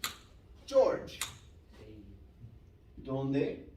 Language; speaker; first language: Spanish; non-native, fluent; English